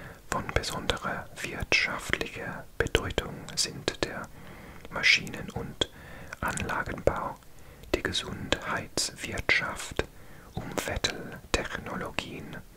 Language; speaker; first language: German; non-native, learner; English